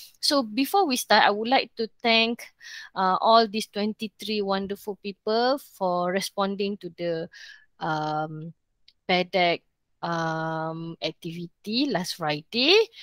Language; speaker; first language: English; non-native, local second language; Malay